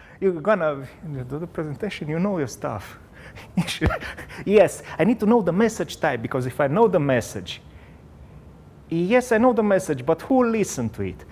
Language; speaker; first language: English; non-native, fluent; Romanian